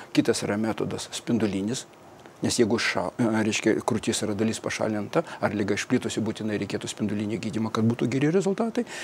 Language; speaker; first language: Lithuanian; non-native, fluent; Russian